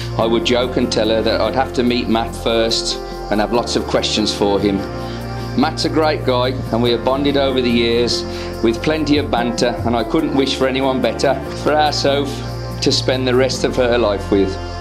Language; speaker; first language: English; native; English